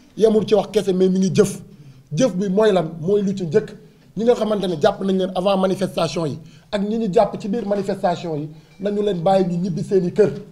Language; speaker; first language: Wolof; native; Wolof